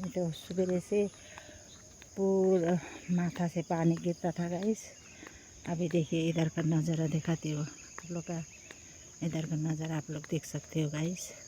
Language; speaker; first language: Hindi; non-native, local second language; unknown